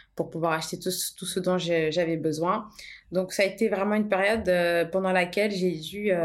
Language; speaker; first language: French; non-native, fluent; Portuguese